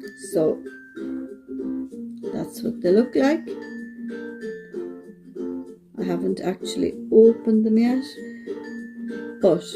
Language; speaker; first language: English; native; English